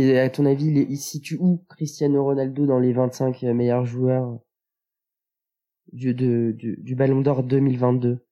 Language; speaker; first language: French; native; French